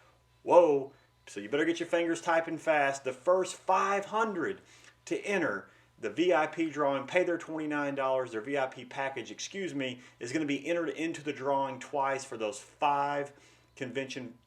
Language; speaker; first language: English; native; English